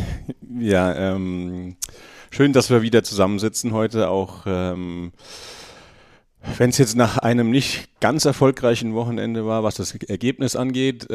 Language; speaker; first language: German; native; German